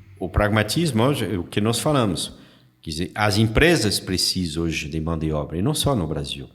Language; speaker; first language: Portuguese; non-native, fluent; French